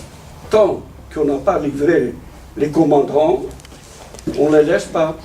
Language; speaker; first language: French; non-native, fluent; Italian